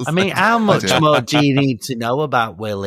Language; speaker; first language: English; native; English